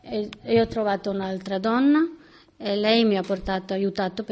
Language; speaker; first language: Italian; non-native, learner; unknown